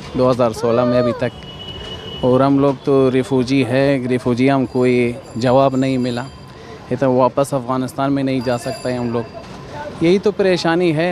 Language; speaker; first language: Hindi; non-native, learner; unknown